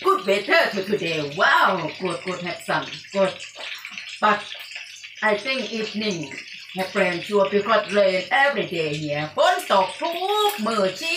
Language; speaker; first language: English; non-native, learner; Thai